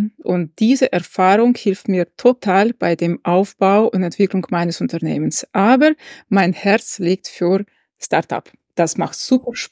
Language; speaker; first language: German; non-native, fluent; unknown